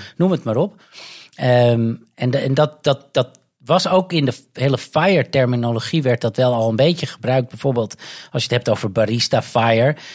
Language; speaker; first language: Dutch; native; Dutch